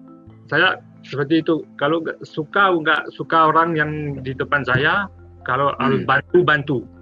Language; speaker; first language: Indonesian; non-native, learner; French